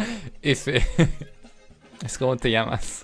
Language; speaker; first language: Spanish; non-native, fluent; French